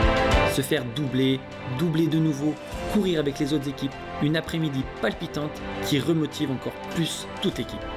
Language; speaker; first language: French; native; French